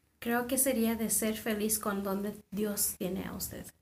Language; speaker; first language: Spanish; non-native, fluent; English